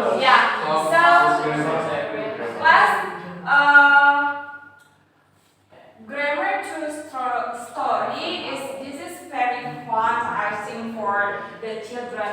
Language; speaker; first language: English; non-native, fluent; Indonesian